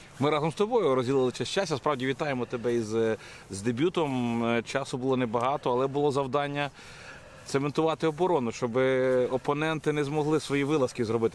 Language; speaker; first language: Ukrainian; native; Ukrainian